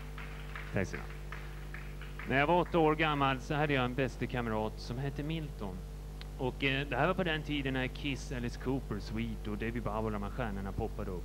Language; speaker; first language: Swedish; native; Swedish